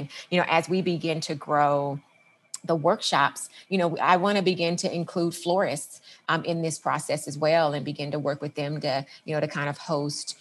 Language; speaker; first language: English; native; English